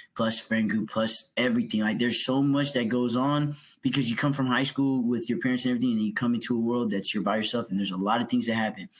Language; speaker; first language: English; native; English